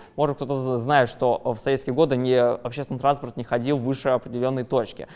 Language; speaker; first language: Russian; native; Russian